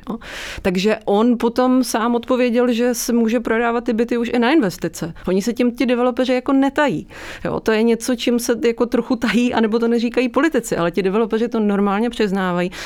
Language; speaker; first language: Czech; native; Czech